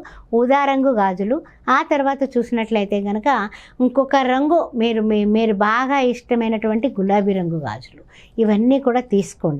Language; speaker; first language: Telugu; native; Telugu